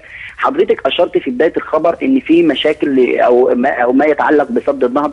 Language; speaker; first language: Arabic; native; Arabic